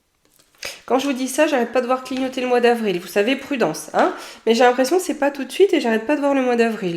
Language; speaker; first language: French; native; French